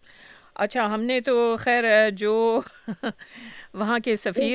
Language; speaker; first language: Urdu; native; Urdu